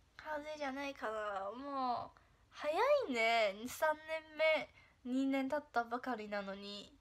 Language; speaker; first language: Japanese; non-native, fluent; Chinese